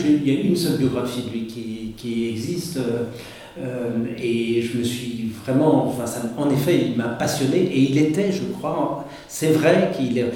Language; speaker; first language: French; native; French